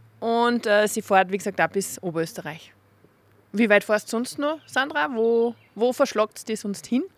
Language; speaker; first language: German; native; German